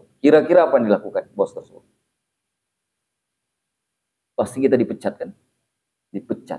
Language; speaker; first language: Indonesian; native; Indonesian